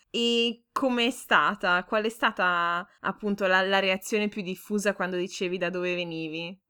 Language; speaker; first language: Italian; native; Italian